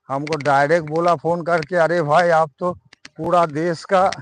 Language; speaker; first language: Hindi; non-native, local second language; Bangla